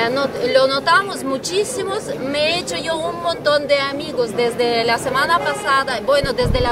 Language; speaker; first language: Spanish; non-native, fluent; Ukrainian